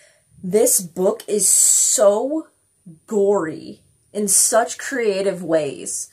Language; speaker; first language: English; native; English